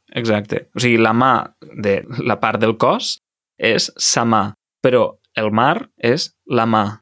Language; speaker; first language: Catalan; native; Catalan